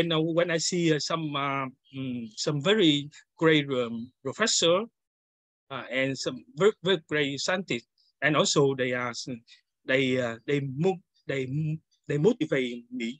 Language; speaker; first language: English; non-native, learner; Vietnamese